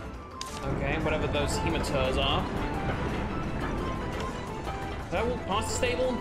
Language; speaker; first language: English; native; English